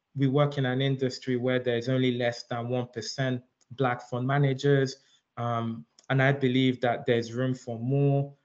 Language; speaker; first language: English; early bilingual, other home language; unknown